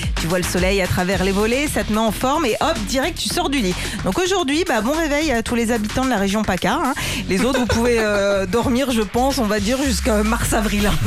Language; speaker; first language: French; native; French